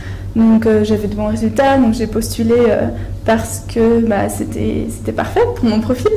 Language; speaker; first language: French; non-native, fluent; Spanish